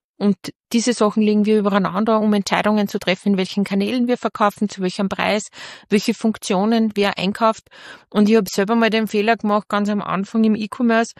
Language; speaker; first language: German; native; German